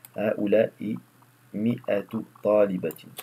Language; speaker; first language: Arabic; non-native, fluent; French